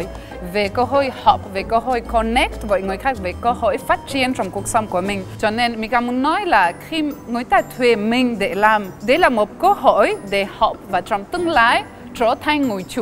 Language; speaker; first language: Vietnamese; non-native, fluent; French